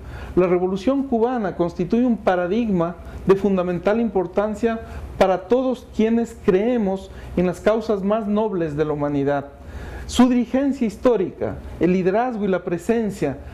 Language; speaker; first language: Spanish; native; Spanish